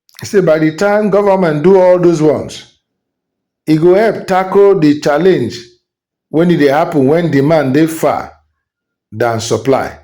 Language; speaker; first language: Nigerian Pidgin; native; Nigerian Pidgin